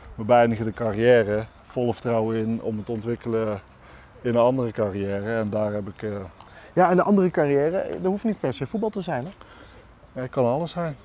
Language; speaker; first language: Dutch; native; Dutch